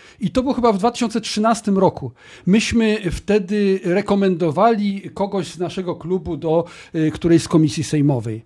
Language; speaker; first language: Polish; native; Polish